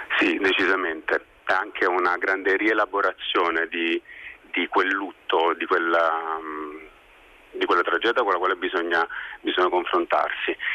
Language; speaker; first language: Italian; native; Italian